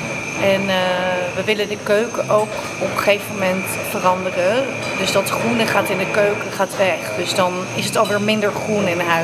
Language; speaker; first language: Dutch; native; Dutch